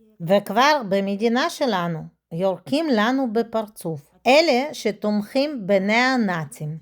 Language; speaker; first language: Hebrew; non-native, fluent; Russian